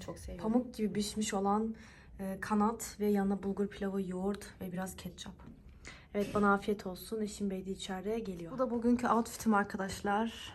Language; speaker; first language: Turkish; early bilingual, heritage; Turkish